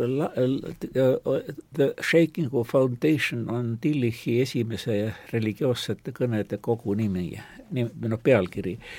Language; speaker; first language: Estonian; native; Estonian